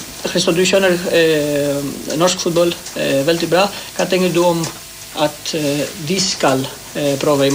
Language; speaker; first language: Norwegian; non-native, fluent; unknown